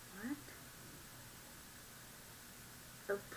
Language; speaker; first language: English; non-native, learner; Vietnamese